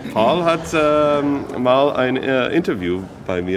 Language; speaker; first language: German; non-native, fluent; English